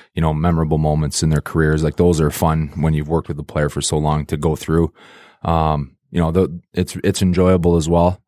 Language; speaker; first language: English; native; English